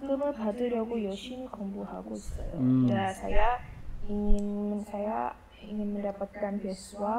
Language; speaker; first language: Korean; non-native, learner; Indonesian